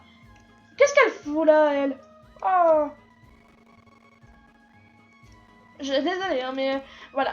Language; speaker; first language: French; native; French